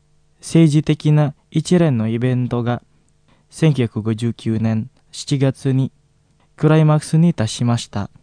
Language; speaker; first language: Japanese; non-native, fluent; Indonesian